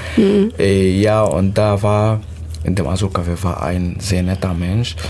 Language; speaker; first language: German; non-native, fluent; Arabic